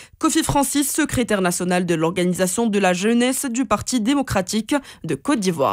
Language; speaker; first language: French; non-native, local second language; Arabic